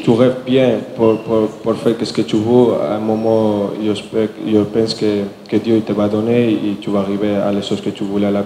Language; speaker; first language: French; non-native, learner; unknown